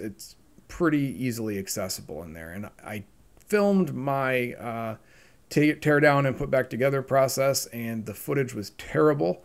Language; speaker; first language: English; native; English